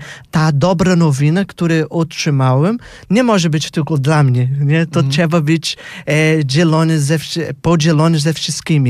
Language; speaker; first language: Polish; non-native, fluent; Portuguese